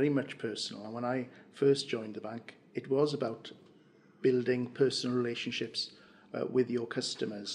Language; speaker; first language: English; non-native, local second language; Welsh